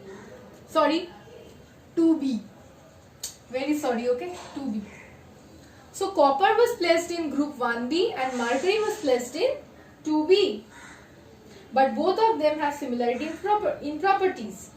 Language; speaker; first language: English; non-native, local second language; Bangla